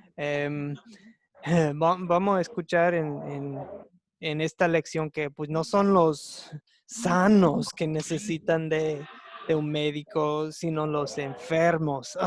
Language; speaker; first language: Spanish; non-native, fluent; English